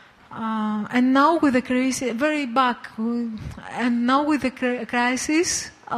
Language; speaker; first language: English; non-native, learner; Greek